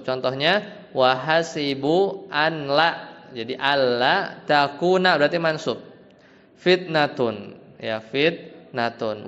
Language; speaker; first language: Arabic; non-native, fluent; Indonesian